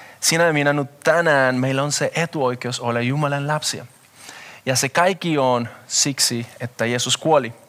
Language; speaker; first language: Finnish; non-native, fluent; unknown